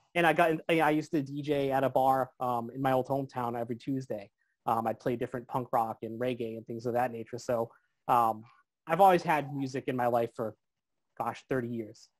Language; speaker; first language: English; native; English